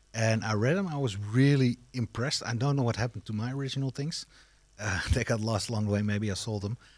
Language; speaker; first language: English; non-native, fluent; Dutch